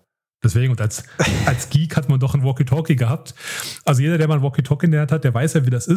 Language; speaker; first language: German; native; German